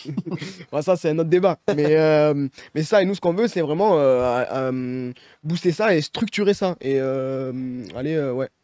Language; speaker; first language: French; native; French